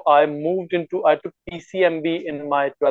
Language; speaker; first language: English; non-native, local second language; Punjabi